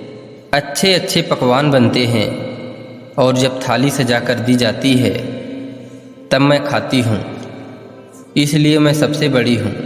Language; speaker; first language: Hindi; native; Hindi